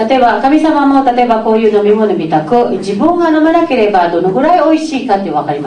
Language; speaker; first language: Japanese; non-native, fluent; Filipino